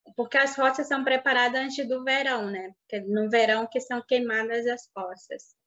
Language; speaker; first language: Portuguese; non-native, local second language; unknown